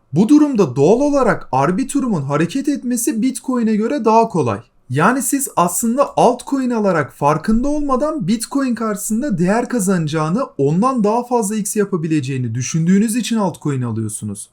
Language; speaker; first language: Turkish; native; Turkish